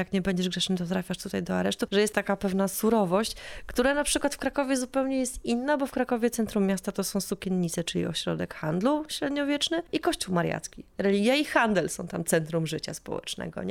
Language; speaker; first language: Polish; native; Polish